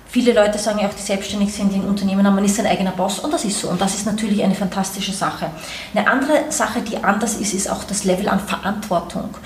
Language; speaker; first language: German; native; German